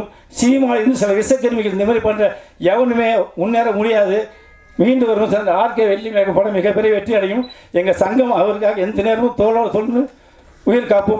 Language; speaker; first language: Tamil; native; Tamil